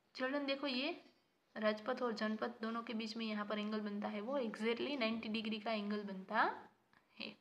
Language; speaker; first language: Hindi; non-native, local second language; Gujarati